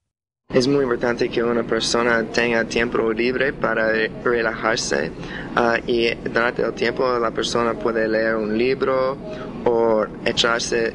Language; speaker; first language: Spanish; non-native, learner; English